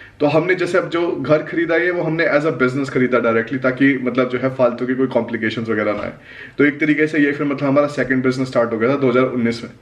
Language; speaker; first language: Hindi; native; Hindi